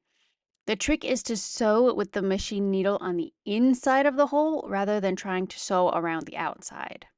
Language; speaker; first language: English; native; English